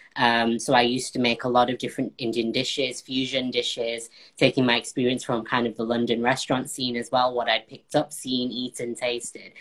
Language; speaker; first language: English; native; English